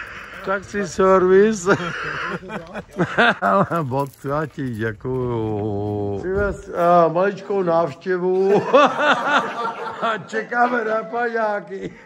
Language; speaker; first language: Czech; non-native, learner; German